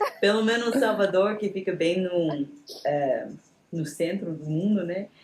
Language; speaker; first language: Portuguese; non-native, fluent; English